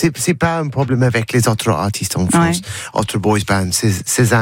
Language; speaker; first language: French; non-native, learner; English